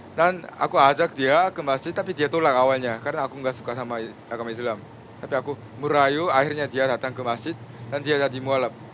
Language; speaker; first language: Indonesian; non-native, fluent; Korean